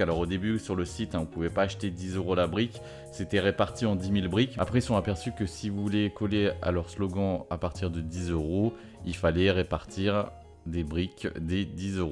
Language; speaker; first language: French; native; French